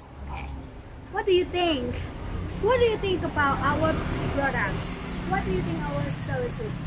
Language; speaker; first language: English; non-native, learner; Thai